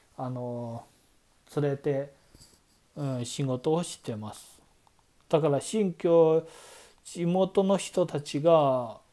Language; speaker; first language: Japanese; non-native, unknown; Chinese